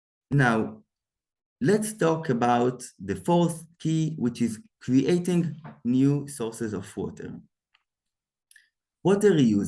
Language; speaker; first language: English; non-native, fluent; Hebrew